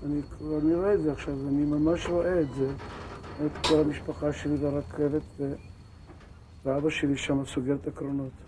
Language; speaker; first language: Hebrew; early bilingual, other home language; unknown